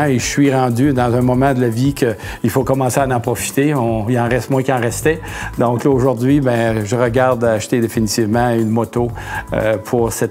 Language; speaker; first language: French; native; French